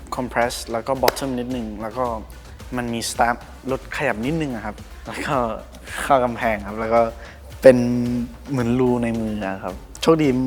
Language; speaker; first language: Thai; early bilingual, heritage; Spanish